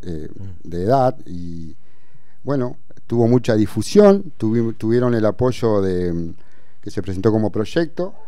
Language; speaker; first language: Spanish; native; Spanish